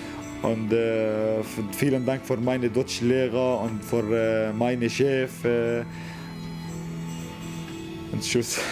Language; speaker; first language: German; non-native, learner; Arabic